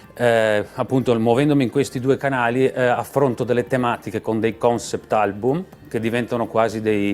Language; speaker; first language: Italian; native; Italian